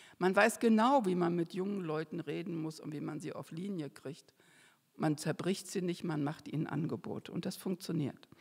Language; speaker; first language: German; native; German